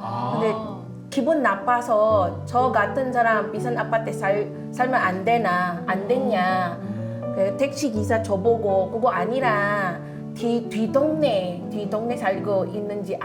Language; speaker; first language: Korean; non-native, fluent; Filipino